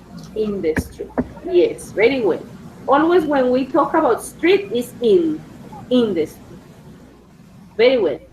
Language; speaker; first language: English; non-native, fluent; Spanish